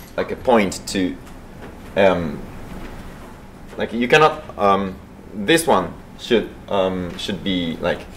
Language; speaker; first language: English; non-native, fluent; Japanese